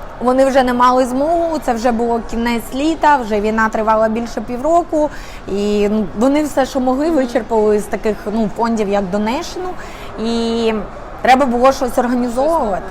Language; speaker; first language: Ukrainian; native; Ukrainian